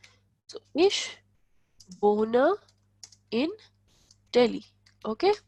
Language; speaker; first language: German; non-native, fluent; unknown